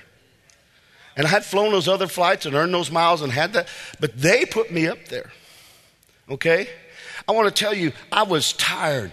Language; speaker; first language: English; native; English